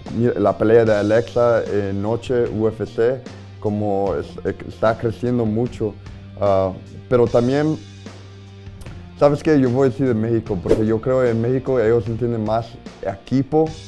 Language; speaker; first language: Spanish; early bilingual, heritage; Spanish